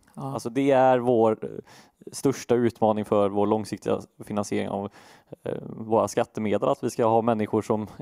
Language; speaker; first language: Swedish; native; Swedish